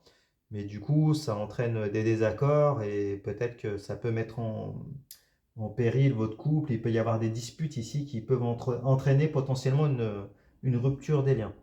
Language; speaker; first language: French; native; French